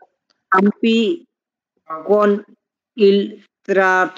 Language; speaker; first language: Italian; non-native, learner; Bangla